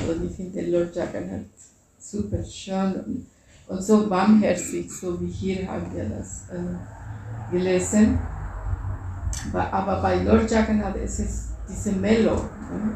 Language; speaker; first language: German; non-native, fluent; Spanish